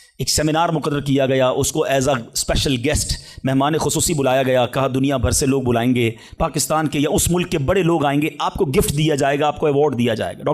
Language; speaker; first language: Urdu; native; Urdu